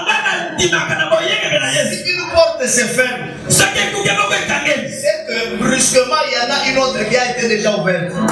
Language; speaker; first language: French; non-native, local second language; Lingala